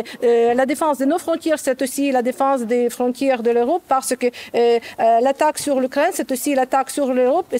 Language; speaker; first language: French; non-native, fluent; Ukrainian